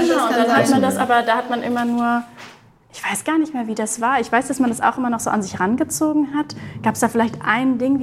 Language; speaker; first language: German; native; German